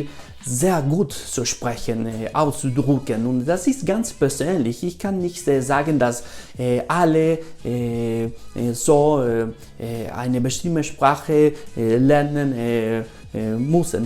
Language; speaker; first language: German; non-native, fluent; Spanish